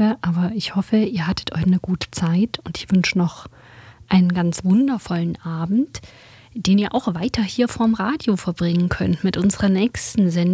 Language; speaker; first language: German; native; German